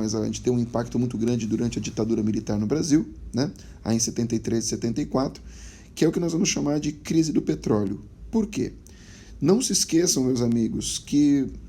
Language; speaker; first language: Portuguese; native; Portuguese